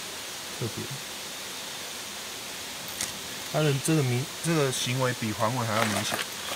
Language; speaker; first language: Chinese; native; Chinese